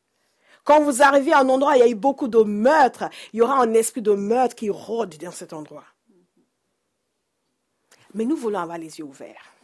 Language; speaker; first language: French; non-native, fluent; English